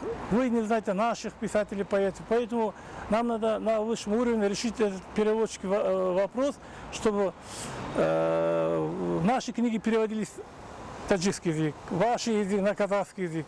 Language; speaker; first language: Russian; non-native, fluent; Tajik